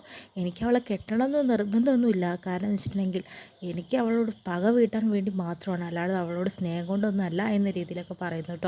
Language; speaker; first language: Malayalam; native; Malayalam